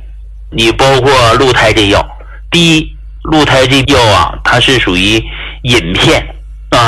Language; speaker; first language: Chinese; native; Chinese